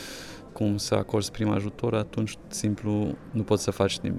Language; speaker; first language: Romanian; non-native, local second language; Hungarian